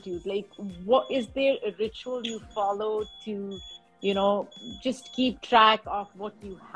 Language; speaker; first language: English; non-native, local second language; Urdu